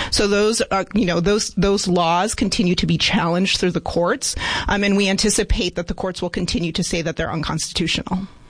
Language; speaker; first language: English; early bilingual, other home language; Spanish